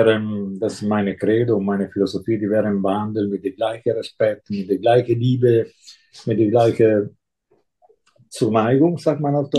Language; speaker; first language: German; non-native, local second language; Italian